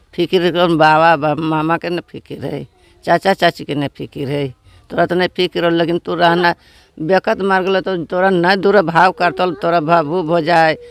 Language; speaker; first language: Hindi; native; Hindi